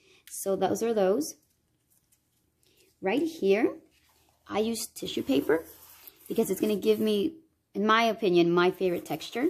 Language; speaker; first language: English; native; English